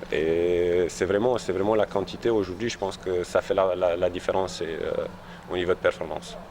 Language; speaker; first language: French; non-native, fluent; Romanian